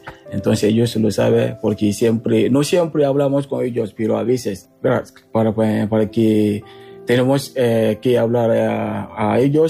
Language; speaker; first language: Spanish; non-native, learner; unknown